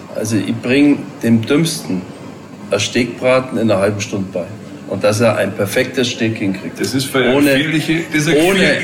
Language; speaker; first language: German; native; German